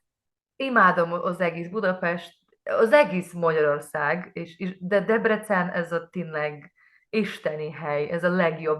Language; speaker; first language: Hungarian; non-native, learner; Polish